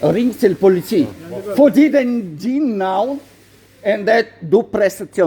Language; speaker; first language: Danish; non-native, learner; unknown